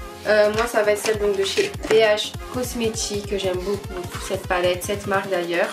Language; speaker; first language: French; native; French